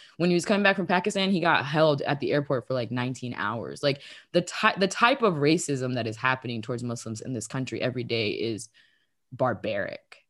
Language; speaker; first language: English; early bilingual, other home language; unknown